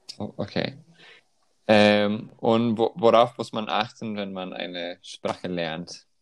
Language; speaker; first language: German; non-native, fluent; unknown